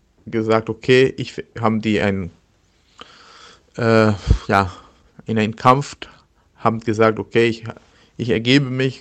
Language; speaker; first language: German; non-native, learner; Spanish